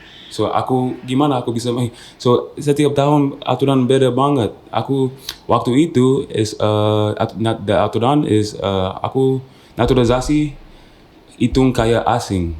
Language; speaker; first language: Indonesian; non-native, fluent; English